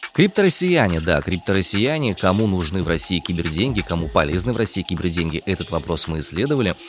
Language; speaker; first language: Russian; native; Russian